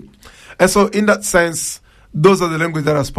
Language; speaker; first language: English; non-native, fluent; Luba-Lulua